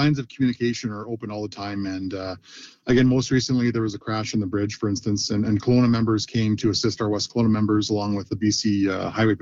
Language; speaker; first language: English; native; English